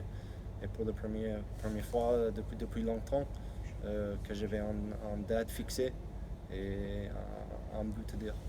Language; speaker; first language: French; non-native, learner; English